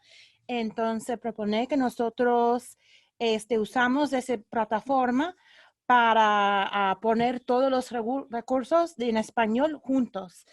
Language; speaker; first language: Spanish; early bilingual, heritage; Spanish